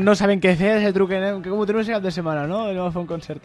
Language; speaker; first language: Catalan; native; Catalan